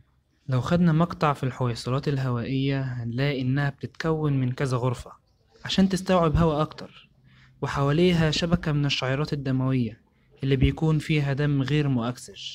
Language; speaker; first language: Arabic; native; Arabic